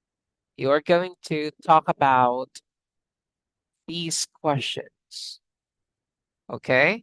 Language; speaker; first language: English; non-native, fluent; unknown